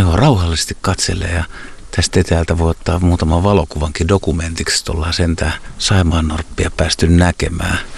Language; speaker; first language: Finnish; native; Finnish